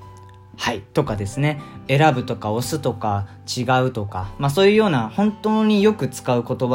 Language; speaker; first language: Japanese; native; Japanese